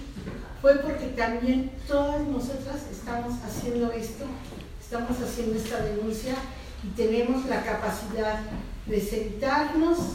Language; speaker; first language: Spanish; native; Spanish